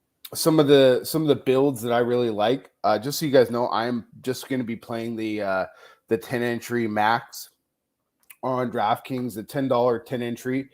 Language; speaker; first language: English; native; English